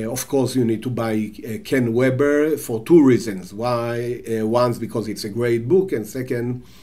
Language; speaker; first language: English; non-native, fluent; Hebrew